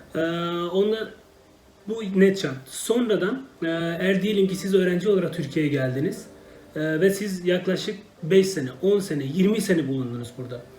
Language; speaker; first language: Turkish; non-native, fluent; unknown